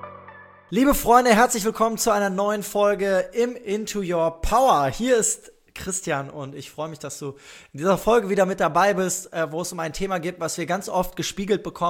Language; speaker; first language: German; native; German